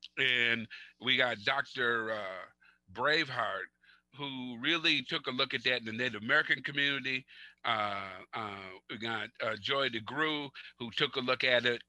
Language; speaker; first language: English; native; English